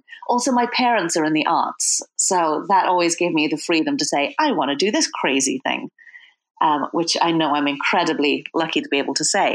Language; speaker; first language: English; native; English